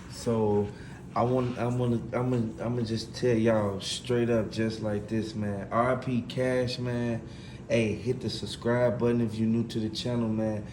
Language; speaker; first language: English; native; English